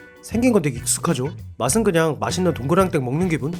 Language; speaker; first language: Korean; native; Korean